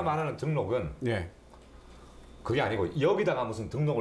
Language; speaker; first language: Korean; native; Korean